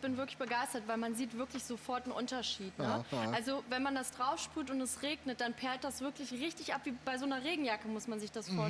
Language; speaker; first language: German; native; German